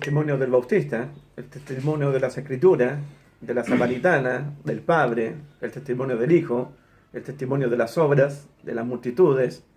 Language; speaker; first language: Spanish; native; Spanish